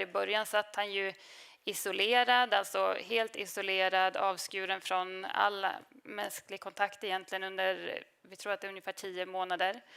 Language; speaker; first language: Swedish; native; Swedish